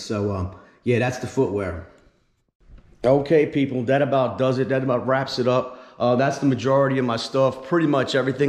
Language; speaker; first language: English; native; English